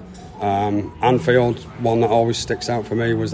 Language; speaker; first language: English; native; English